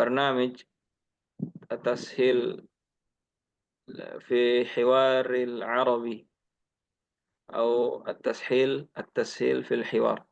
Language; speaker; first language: Arabic; non-native, fluent; Indonesian